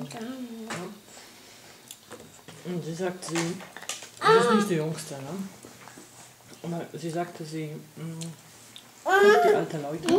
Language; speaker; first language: German; non-native, fluent; Polish